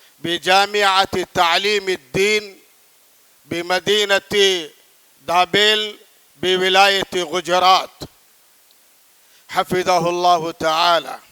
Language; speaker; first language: Arabic; non-native, fluent; Urdu